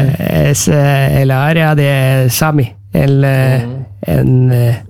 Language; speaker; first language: Spanish; non-native, learner; Norwegian